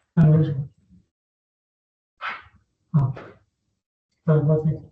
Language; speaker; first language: Spanish; native; Spanish